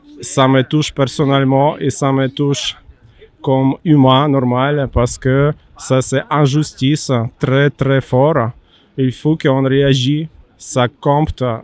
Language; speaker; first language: French; non-native, learner; Ukrainian